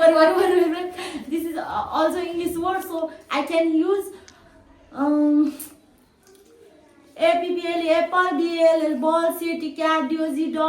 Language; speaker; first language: English; non-native, learner; Nepali